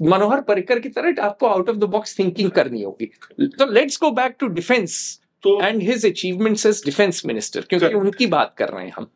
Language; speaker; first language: Hindi; native; Hindi